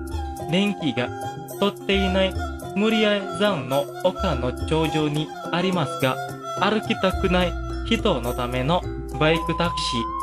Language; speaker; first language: Japanese; non-native, fluent; Indonesian